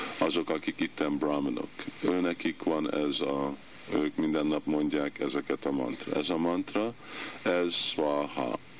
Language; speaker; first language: Hungarian; early bilingual, heritage; Hungarian